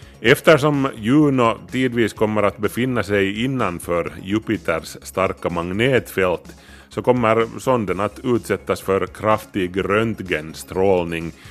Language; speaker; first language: Swedish; native; Swedish